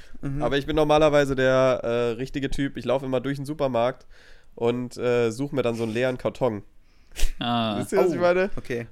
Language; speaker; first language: German; native; German